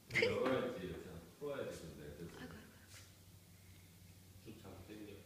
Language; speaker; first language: Korean; native; Korean